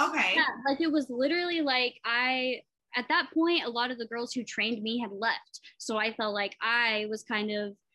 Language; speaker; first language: English; native; English